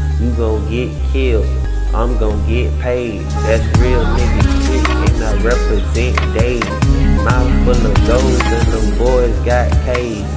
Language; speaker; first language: English; native; English